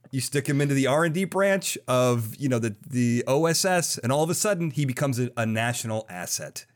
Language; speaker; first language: English; native; English